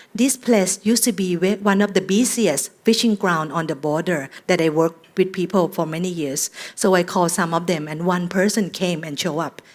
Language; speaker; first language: English; non-native, fluent; Thai